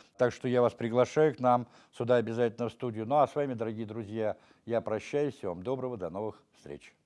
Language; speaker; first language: Russian; native; Russian